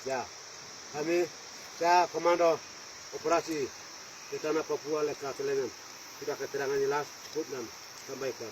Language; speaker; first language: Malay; non-native, local second language; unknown